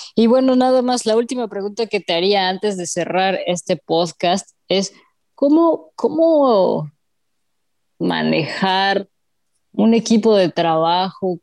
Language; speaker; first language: Spanish; native; Spanish